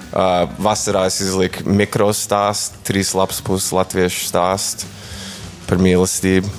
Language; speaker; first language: Latvian; early bilingual, heritage; Latvian